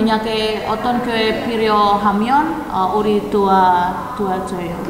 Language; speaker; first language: Korean; non-native, learner; Indonesian